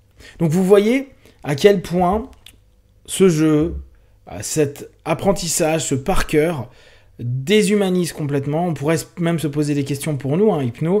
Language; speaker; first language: French; native; French